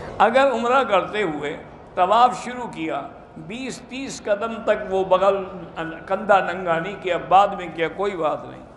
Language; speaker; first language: Urdu; native; Urdu